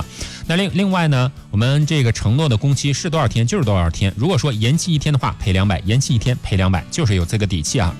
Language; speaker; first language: Chinese; native; Chinese